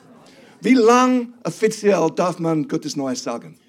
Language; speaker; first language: German; non-native, fluent; English